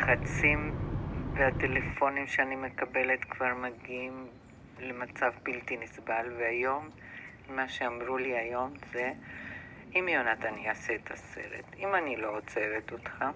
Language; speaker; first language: Hebrew; non-native, fluent; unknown